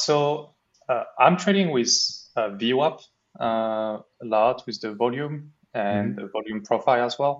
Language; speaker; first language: English; non-native, fluent; French